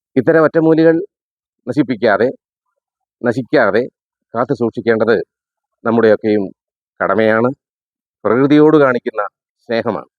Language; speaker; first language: Malayalam; native; Malayalam